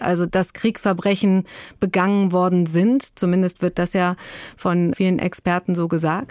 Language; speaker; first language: German; native; German